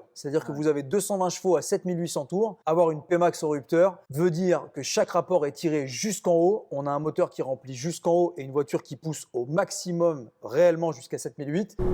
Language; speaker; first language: French; native; French